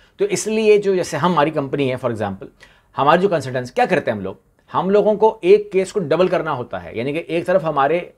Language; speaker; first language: Urdu; native; Urdu